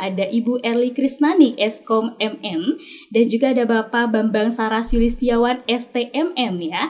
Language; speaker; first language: Indonesian; native; Indonesian